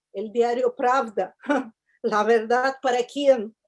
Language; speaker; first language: Spanish; non-native, fluent; Russian